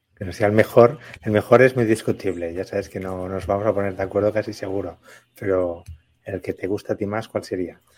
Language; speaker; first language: Spanish; native; Spanish